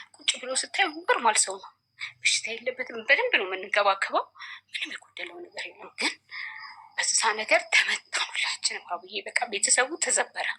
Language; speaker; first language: Amharic; native; Amharic